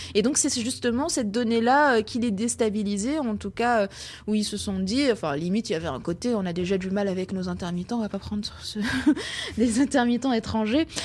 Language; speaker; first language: French; non-native, local second language; Arabic